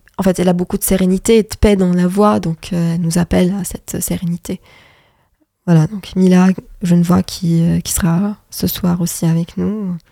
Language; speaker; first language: French; non-native, local second language; Arabic